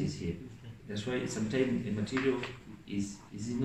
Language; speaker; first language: English; non-native, local second language; Swahili